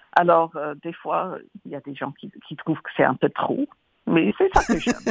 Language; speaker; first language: French; non-native, fluent; English